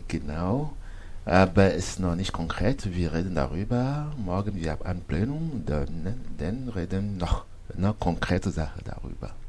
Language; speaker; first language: German; non-native, learner; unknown